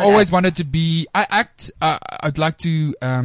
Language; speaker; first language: English; non-native, local second language; Afrikaans